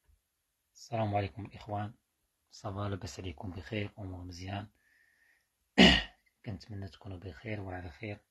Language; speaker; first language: Arabic; native; Arabic